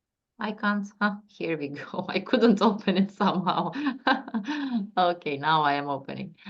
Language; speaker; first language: English; non-native, fluent; Turkish